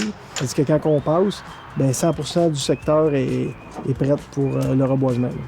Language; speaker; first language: French; native; French